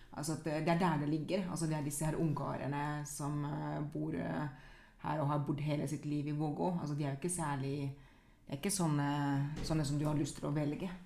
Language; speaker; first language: Norwegian; non-native, fluent; Finnish